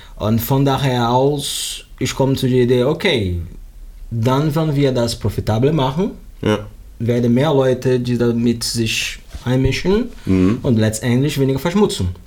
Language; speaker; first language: German; non-native, learner; Portuguese